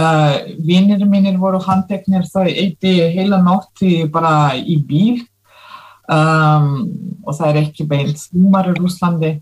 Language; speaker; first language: Icelandic; non-native, fluent; Russian